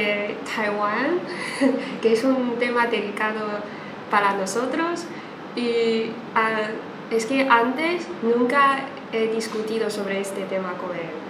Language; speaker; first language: Spanish; non-native, fluent; Chinese